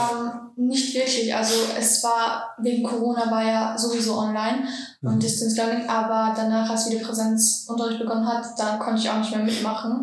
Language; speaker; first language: German; early bilingual, other home language; Georgian